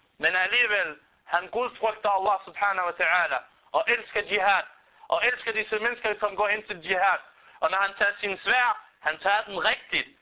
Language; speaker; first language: Danish; non-native, fluent; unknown